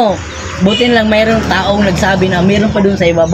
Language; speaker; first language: Filipino; non-native, local second language; Cebuano